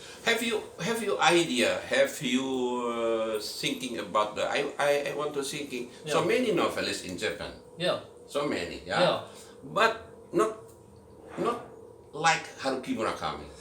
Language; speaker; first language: English; non-native, learner; Indonesian